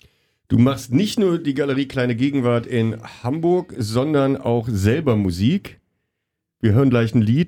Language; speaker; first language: German; native; German